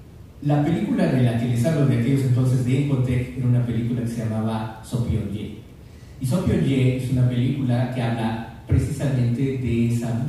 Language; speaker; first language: Spanish; native; Spanish